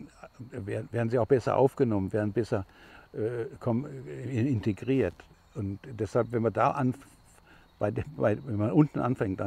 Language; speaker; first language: German; non-native, fluent; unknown